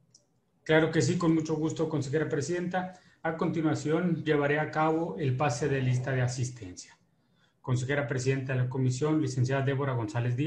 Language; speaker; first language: Spanish; native; Spanish